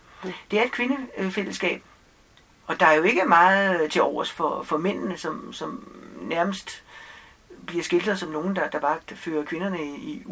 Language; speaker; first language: Danish; native; Danish